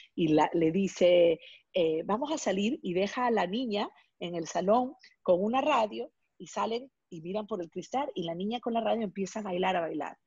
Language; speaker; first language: Spanish; native; Spanish